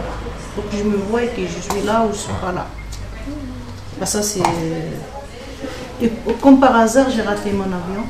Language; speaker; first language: French; non-native, learner; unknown